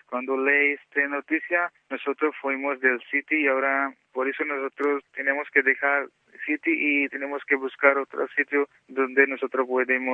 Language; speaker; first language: Spanish; non-native, learner; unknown